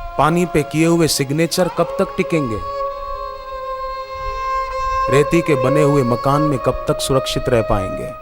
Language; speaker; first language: Hindi; native; Hindi